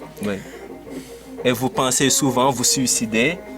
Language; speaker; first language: French; non-native, local second language; Wolof